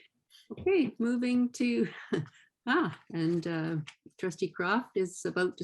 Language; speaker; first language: English; native; English